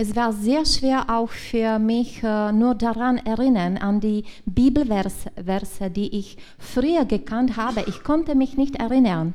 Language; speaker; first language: German; non-native, learner; Czech